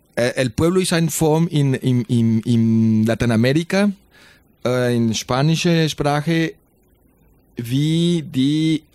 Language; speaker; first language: German; non-native, fluent; Spanish